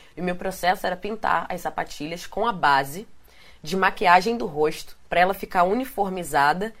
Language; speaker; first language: Portuguese; native; Portuguese